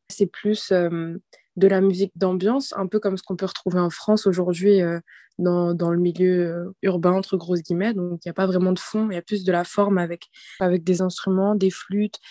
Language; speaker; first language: French; native; French